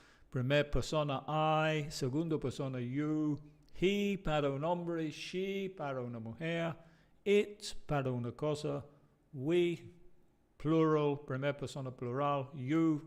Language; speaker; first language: Spanish; non-native, fluent; English